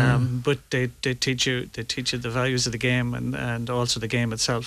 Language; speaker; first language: English; native; English